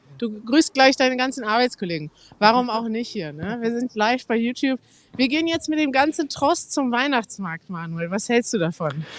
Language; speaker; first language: German; native; German